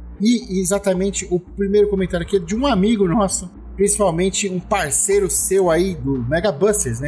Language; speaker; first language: Portuguese; native; Portuguese